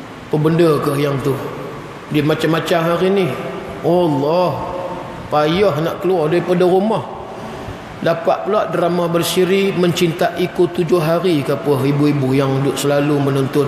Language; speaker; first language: Malay; native; Malay